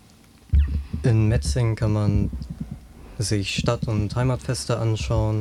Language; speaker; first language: German; native; German